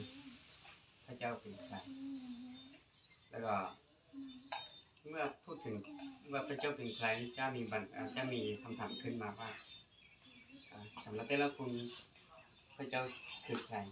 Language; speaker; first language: Thai; non-native, local second language; Hmong